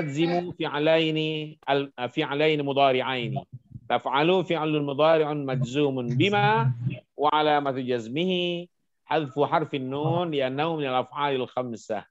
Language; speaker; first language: Arabic; non-native, fluent; Indonesian